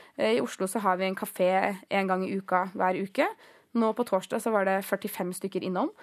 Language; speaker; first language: Norwegian; early bilingual, other home language; Greek